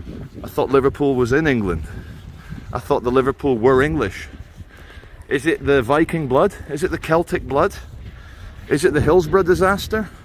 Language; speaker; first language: English; native; English